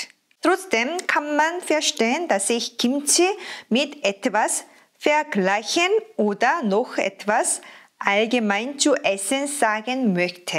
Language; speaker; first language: German; non-native, fluent; Korean